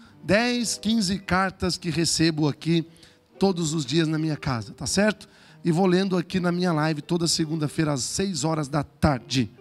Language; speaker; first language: Portuguese; native; Portuguese